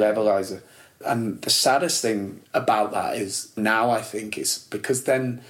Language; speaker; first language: English; native; English